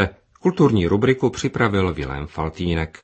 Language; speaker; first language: Czech; native; Czech